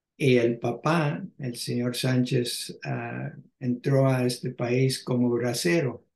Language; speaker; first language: Spanish; early bilingual, heritage; Spanish